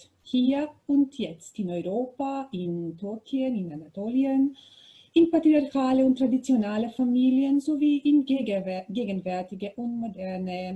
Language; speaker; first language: German; non-native, learner; Macedonian